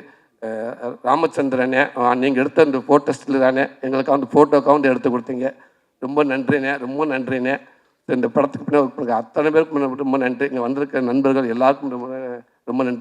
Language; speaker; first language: Tamil; native; Tamil